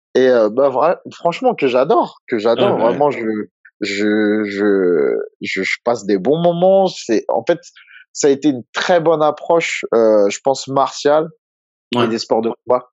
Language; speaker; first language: French; native; French